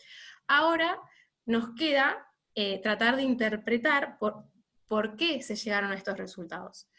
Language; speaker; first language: Spanish; native; Spanish